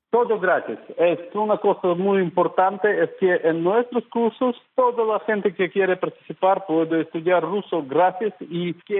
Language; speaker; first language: Spanish; non-native, fluent; Russian